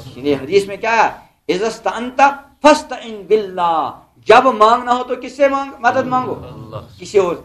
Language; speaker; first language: Urdu; non-native, local second language; Kashmiri